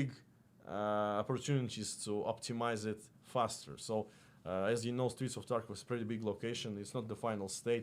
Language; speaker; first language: English; non-native, fluent; Russian